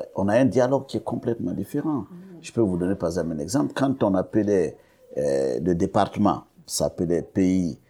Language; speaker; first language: French; non-native, local second language; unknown